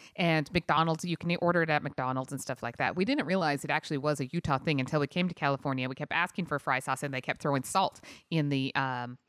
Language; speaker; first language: English; native; English